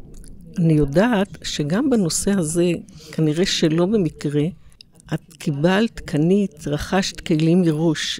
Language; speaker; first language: Hebrew; native; Hebrew